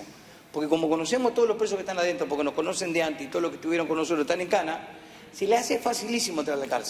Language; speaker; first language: Spanish; native; Spanish